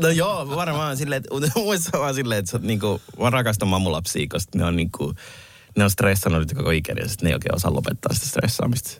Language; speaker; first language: Finnish; early bilingual, other home language; Somali